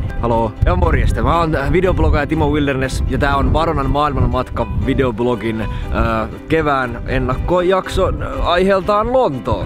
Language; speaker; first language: Finnish; native; Finnish